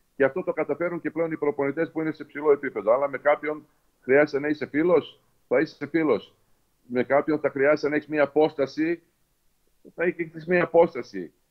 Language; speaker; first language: Greek; non-native, fluent; Serbian